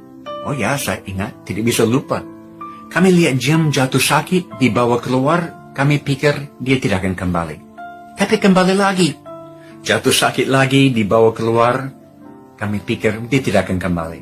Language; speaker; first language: Indonesian; non-native, fluent; English